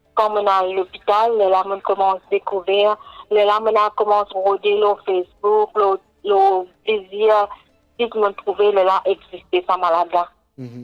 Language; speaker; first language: French; non-native, local second language; Morisyen